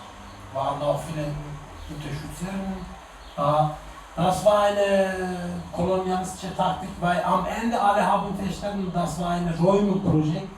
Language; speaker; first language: German; non-native, learner; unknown